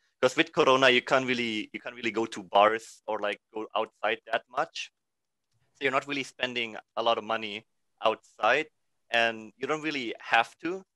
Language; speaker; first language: English; non-native, fluent; Indonesian